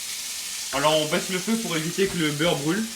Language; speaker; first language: French; native; French